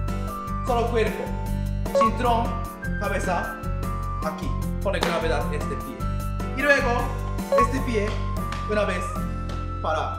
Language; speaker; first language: Spanish; non-native, learner; Japanese